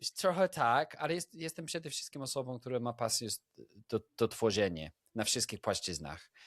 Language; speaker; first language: Polish; non-native, fluent; English